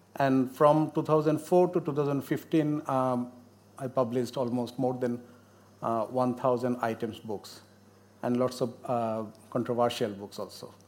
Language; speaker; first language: English; non-native, local second language; Bangla